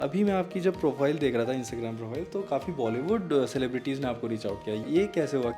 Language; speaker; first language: Hindi; native; Hindi